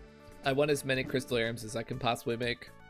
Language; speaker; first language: English; native; English